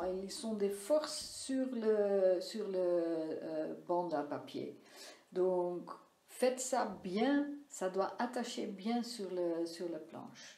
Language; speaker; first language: French; non-native, fluent; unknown